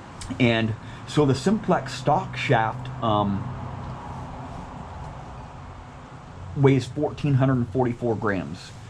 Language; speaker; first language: English; native; English